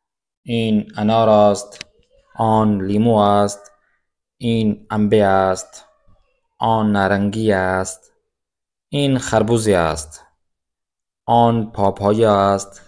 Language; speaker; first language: Persian; non-native, fluent; Urdu